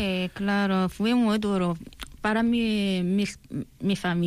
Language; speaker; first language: Spanish; non-native, learner; Arabic